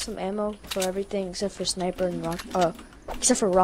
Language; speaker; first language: English; native; English